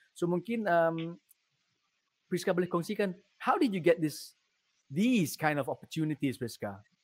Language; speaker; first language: English; non-native, local second language; Malay